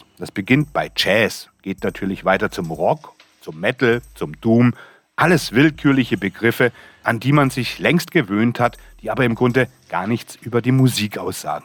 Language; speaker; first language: German; native; German